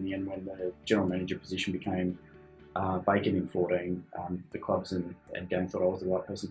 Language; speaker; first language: English; native; English